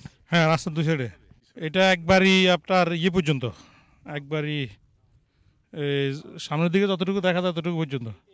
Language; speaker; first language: Bangla; native; Bangla